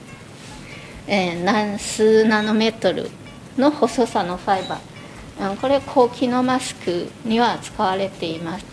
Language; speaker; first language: Japanese; non-native, fluent; Chinese